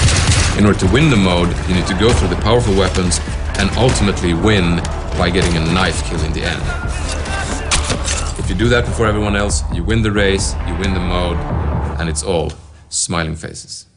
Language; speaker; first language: English; non-native, fluent; Swedish